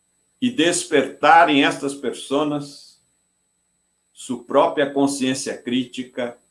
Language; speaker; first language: Spanish; non-native, fluent; Portuguese